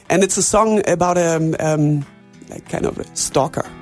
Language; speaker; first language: English; non-native, fluent; German